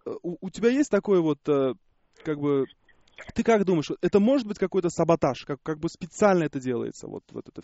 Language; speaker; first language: Russian; non-native, local second language; Uzbek